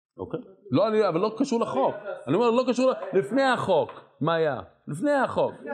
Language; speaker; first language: Hebrew; non-native, fluent; English